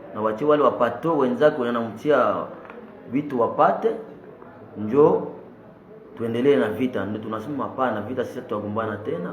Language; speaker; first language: Swahili; non-native, local second language; Nande